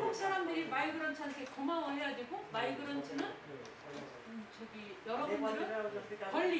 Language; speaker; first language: Korean; non-native, learner; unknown